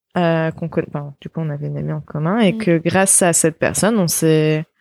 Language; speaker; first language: French; native; French